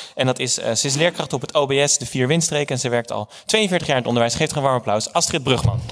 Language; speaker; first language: Dutch; native; Dutch